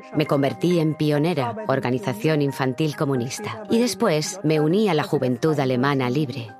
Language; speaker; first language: Spanish; non-native, fluent; German